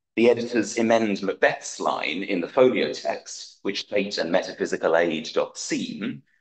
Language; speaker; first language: English; native; English